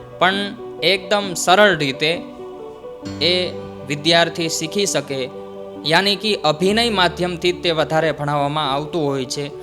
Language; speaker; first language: Gujarati; native; Gujarati